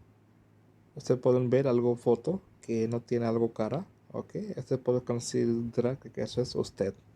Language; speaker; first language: Spanish; non-native, learner; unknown